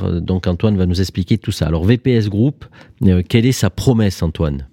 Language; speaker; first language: French; native; French